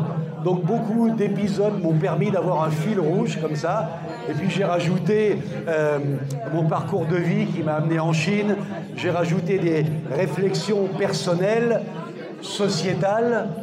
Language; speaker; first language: French; native; French